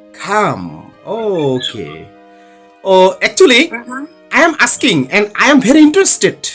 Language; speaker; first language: English; non-native, learner; Bangla